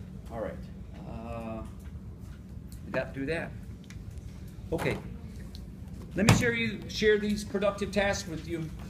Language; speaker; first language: English; native; English